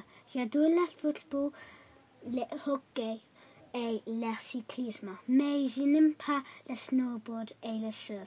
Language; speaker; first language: French; non-native, learner; English